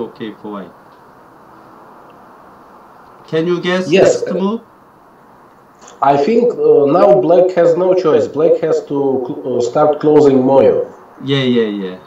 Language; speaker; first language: English; non-native, fluent; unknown